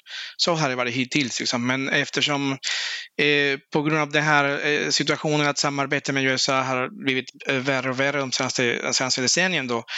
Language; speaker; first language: Swedish; non-native, fluent; Spanish